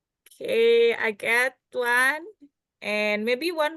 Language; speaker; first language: English; non-native, learner; Indonesian